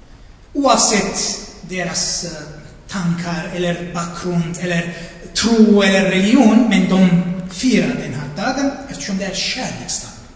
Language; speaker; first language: Swedish; non-native, fluent; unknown